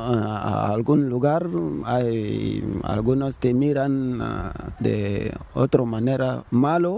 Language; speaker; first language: Spanish; non-native, learner; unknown